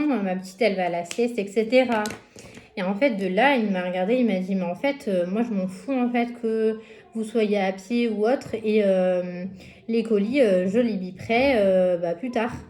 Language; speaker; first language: French; native; French